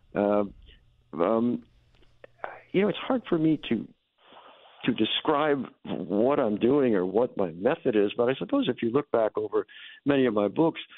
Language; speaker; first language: English; native; English